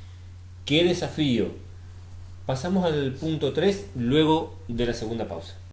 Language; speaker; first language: Spanish; native; Spanish